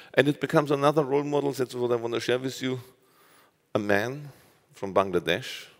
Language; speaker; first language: English; non-native, fluent; German